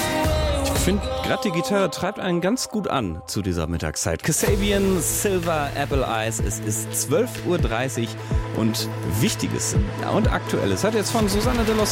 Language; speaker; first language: German; native; German